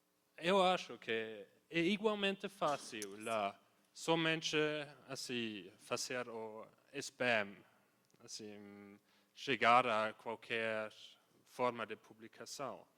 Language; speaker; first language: Portuguese; non-native, fluent; German